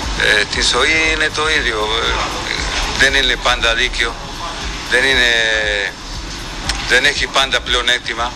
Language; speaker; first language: Greek; non-native, fluent; Spanish